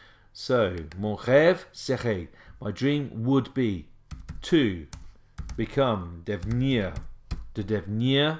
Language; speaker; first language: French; non-native, fluent; English